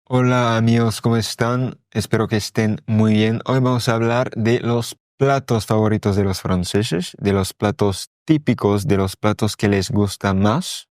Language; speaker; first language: Spanish; non-native, fluent; French